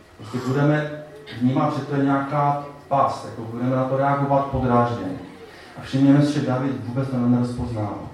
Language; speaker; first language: Czech; native; Czech